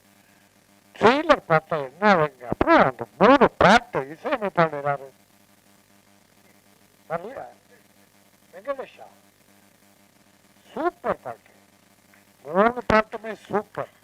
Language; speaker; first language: Tamil; native; Tamil